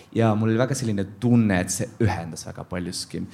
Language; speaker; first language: Estonian; non-native, local second language; Russian